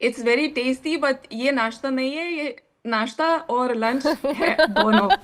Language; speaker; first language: Hindi; non-native, learner; Lithuanian